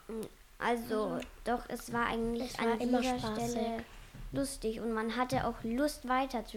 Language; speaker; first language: German; native; German